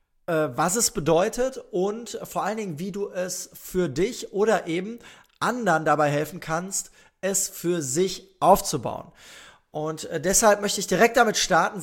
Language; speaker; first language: German; native; German